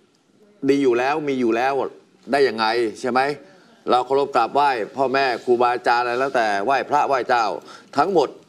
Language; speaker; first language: Thai; native; Thai